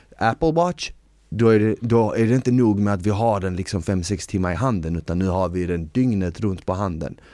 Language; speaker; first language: Swedish; early bilingual, other home language; Bosnian